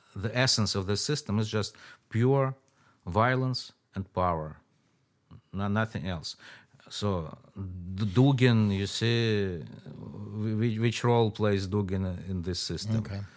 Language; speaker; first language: English; non-native, fluent; Russian